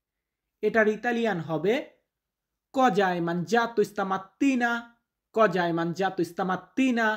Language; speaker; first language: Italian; non-native, fluent; Bangla